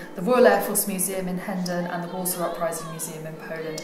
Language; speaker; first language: English; early bilingual, other home language; Polish